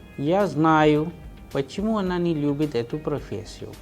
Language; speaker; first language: Russian; non-native, fluent; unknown